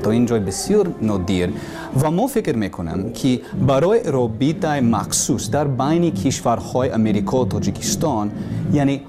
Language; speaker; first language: Persian; non-native, learner; English